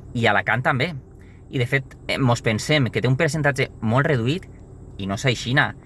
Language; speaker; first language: Catalan; native; Catalan